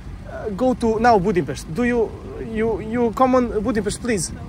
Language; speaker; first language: English; non-native, learner; Serbian